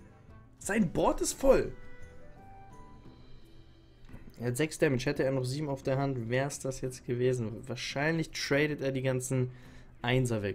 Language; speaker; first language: German; native; German